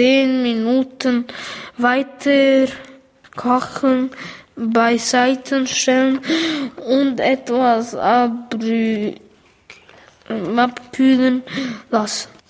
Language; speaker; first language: German; early bilingual, other home language; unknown